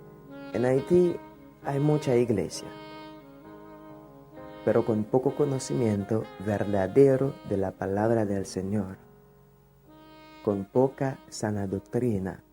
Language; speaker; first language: Spanish; non-native, fluent; Haitian Creole